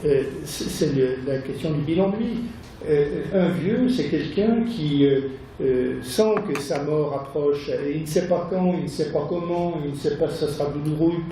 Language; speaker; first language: French; native; French